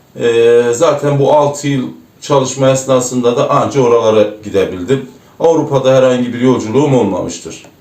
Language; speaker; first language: Turkish; native; Turkish